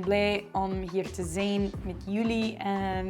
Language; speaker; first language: Dutch; non-native, learner; English